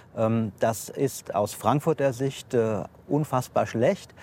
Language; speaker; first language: German; native; German